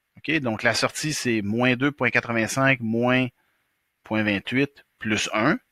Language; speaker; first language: French; native; French